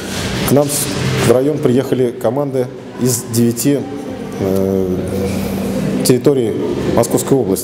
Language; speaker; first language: Russian; native; Russian